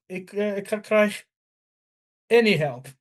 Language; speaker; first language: Dutch; non-native, learner; Portuguese